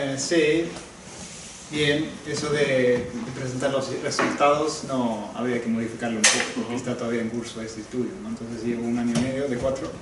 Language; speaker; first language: Spanish; non-native, fluent; Swedish